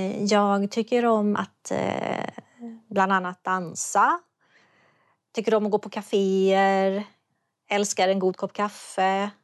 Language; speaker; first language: Swedish; native; Swedish